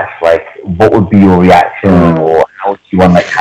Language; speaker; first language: English; non-native, local second language; Punjabi